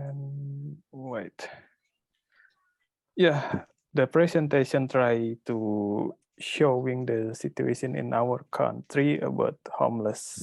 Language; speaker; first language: English; non-native, learner; Indonesian